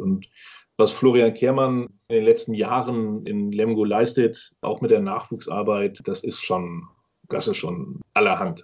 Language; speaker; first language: German; native; German